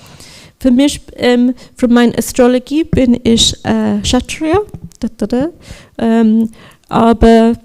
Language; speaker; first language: German; non-native, learner; English